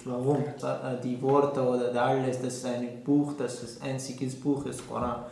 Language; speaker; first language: German; non-native, learner; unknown